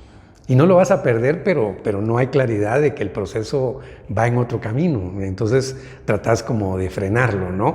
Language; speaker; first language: Spanish; native; Spanish